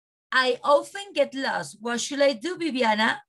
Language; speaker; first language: English; non-native, learner; Spanish